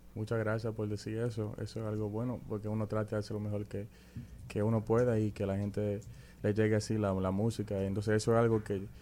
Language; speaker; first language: Spanish; early bilingual, heritage; Spanish